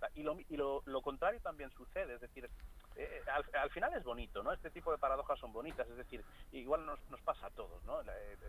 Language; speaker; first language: Spanish; non-native, local second language; Galician